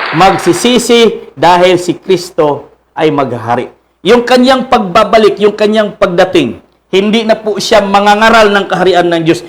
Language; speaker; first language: Filipino; non-native, local second language; Cebuano